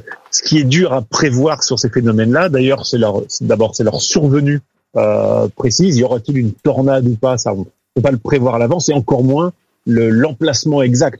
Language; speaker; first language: French; native; French